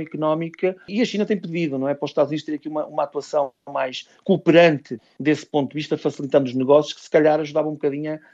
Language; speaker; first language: Portuguese; native; Portuguese